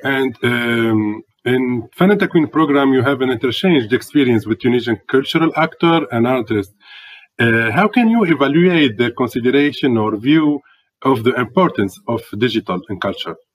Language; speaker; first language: English; non-native, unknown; Arabic